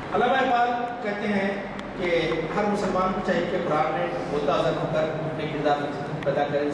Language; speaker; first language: Urdu; native; Urdu